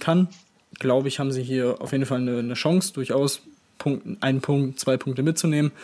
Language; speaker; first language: German; native; German